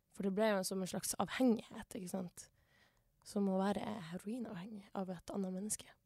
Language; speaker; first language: Norwegian; native; Norwegian